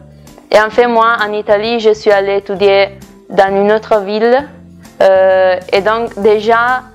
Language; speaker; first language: French; non-native, fluent; Italian